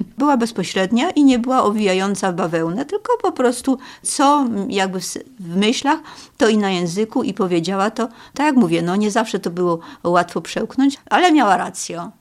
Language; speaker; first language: Polish; native; Polish